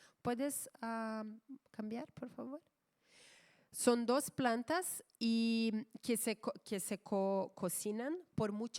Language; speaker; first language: Spanish; non-native, fluent; Portuguese